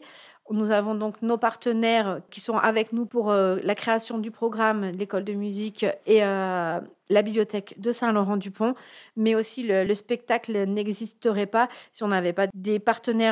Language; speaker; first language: French; native; French